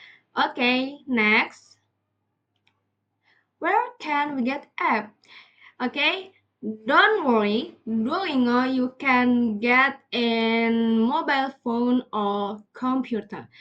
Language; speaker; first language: English; non-native, learner; Indonesian